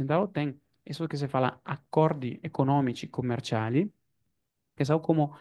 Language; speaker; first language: Portuguese; non-native, fluent; Italian